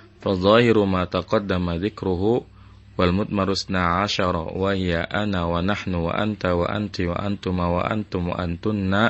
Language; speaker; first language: Arabic; non-native, fluent; Indonesian